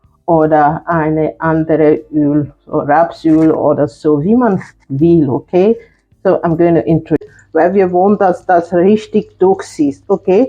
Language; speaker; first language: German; non-native, fluent; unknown